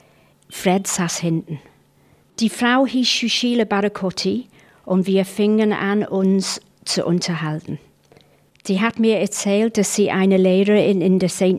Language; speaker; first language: German; non-native, fluent; English